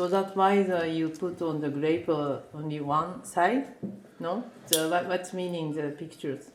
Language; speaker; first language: English; non-native, learner; Japanese